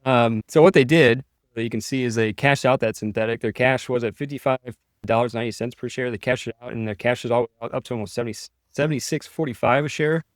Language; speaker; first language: English; native; English